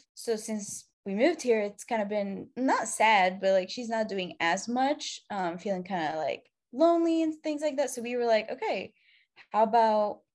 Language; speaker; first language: English; non-native, fluent; Arabic